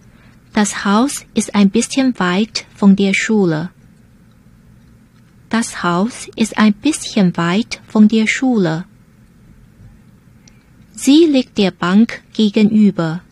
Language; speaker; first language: German; non-native, fluent; Chinese